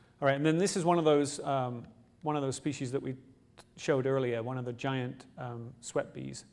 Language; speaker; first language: English; native; English